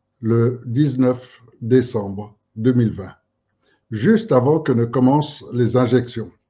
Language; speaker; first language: French; native; French